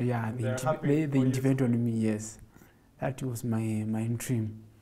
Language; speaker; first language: English; non-native, local second language; Kamba